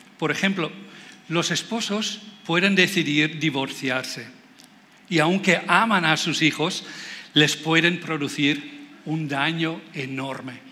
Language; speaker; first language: Spanish; non-native, fluent; Dutch